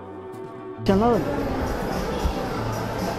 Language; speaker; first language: Danish; non-native, local second language; Kalaallisut